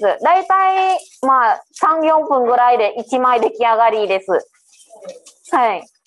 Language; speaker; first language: Japanese; non-native, learner; Vietnamese